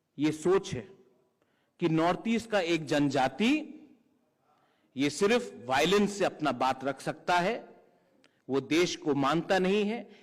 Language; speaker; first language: Hindi; non-native, local second language; Kok Borok